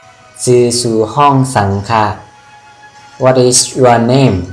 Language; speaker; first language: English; non-native, learner; Shan